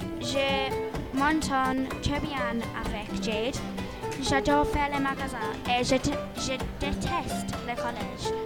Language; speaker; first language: French; non-native, learner; English